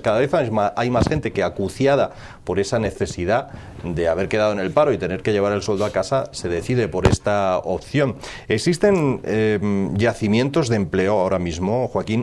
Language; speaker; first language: Spanish; native; Spanish